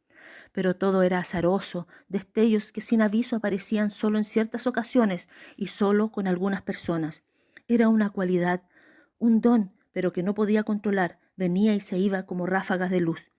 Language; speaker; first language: Spanish; native; Spanish